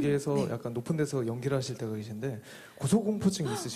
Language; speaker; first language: Korean; native; Korean